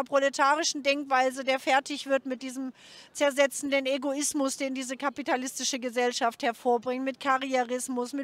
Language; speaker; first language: German; native; German